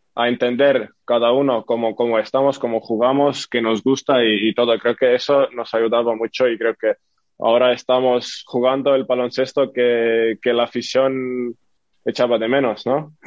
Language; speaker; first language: Spanish; non-native, fluent; Estonian